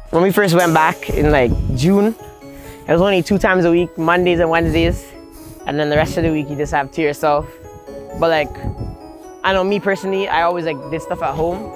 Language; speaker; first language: English; native; English